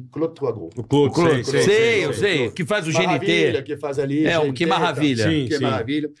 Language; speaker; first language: Portuguese; non-native, fluent; French